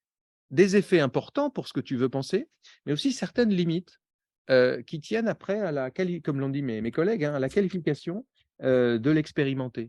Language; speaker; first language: French; native; French